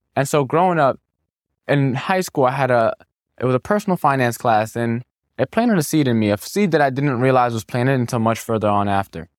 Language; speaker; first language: English; native; English